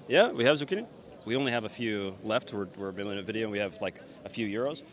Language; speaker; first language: English; native; English